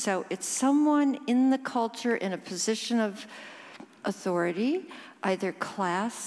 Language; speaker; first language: English; early bilingual, other home language; Norwegian